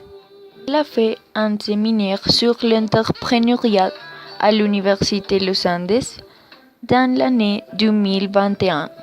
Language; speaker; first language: French; non-native, learner; Spanish